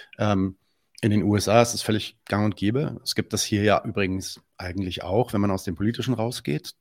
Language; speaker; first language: German; early bilingual, other home language; Arabic